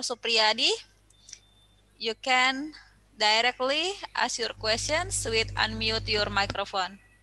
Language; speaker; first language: English; non-native, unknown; Indonesian